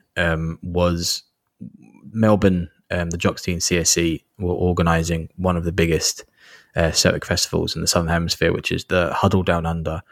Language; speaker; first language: English; native; English